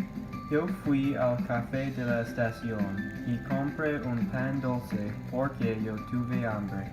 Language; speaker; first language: Spanish; non-native, learner; English